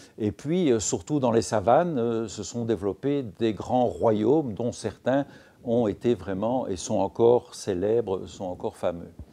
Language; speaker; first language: French; native; French